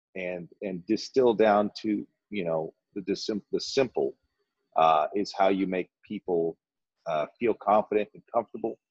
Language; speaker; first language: English; native; English